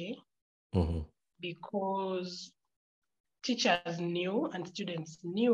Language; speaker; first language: English; non-native, local second language; Ganda